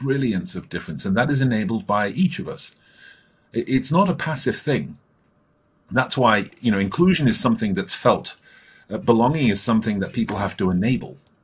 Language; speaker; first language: English; native; English